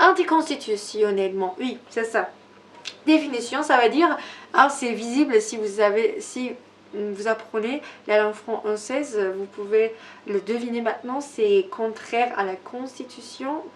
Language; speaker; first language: French; non-native, learner; Persian